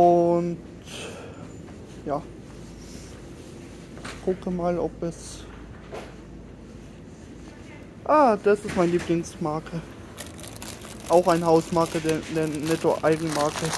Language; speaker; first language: German; non-native, fluent; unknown